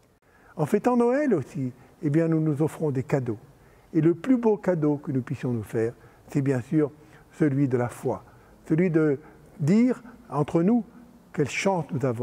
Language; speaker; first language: French; native; French